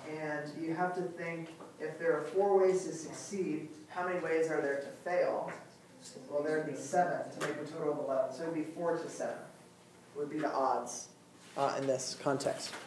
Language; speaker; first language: English; native; English